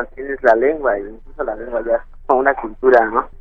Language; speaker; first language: Spanish; non-native, local second language; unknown